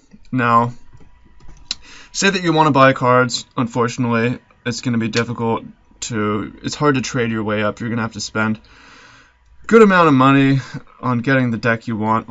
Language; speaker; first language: English; native; English